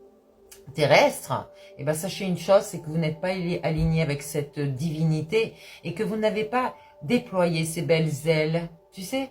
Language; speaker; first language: French; native; French